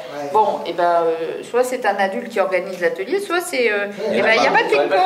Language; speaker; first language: French; native; French